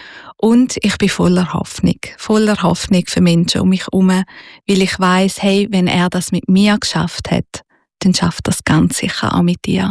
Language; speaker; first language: German; native; German